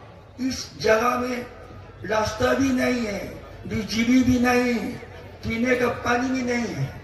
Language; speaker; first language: Hindi; non-native, learner; Japanese